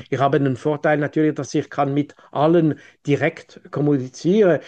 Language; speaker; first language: German; non-native, local second language; French